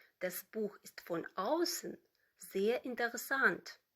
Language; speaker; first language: German; non-native, fluent; Ukrainian